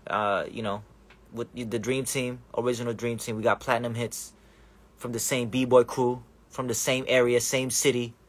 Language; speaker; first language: English; early bilingual, other home language; Korean